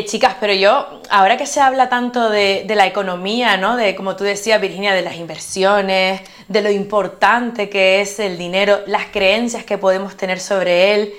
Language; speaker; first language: Spanish; native; Spanish